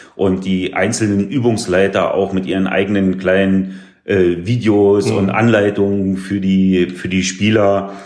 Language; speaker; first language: German; native; German